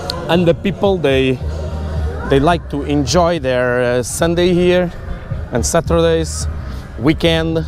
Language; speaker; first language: English; non-native, fluent; Portuguese